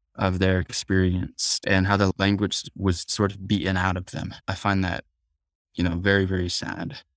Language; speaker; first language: English; native; English